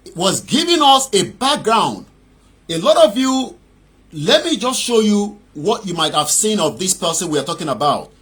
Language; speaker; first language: English; non-native, local second language; Yoruba